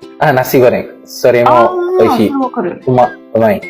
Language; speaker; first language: Japanese; non-native, learner; Malay